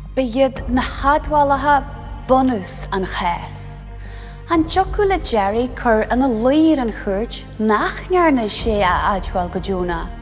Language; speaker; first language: Irish; native; Irish